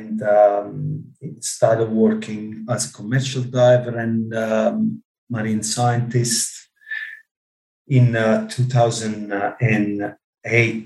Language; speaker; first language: English; non-native, fluent; Italian